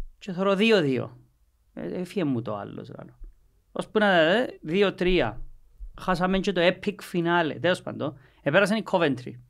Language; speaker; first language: Greek; native; Greek